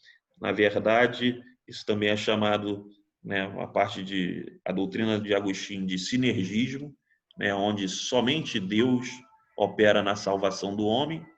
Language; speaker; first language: Portuguese; native; Portuguese